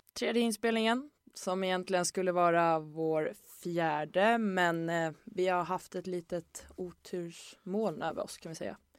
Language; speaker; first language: Swedish; native; Swedish